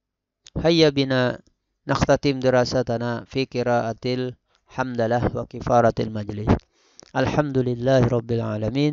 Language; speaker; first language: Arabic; non-native, fluent; Indonesian